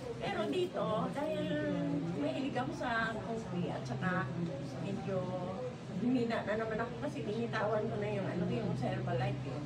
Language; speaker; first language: Filipino; non-native, local second language; Cebuano